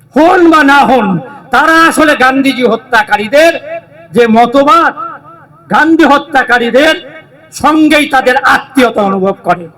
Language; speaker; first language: Bangla; native; Bangla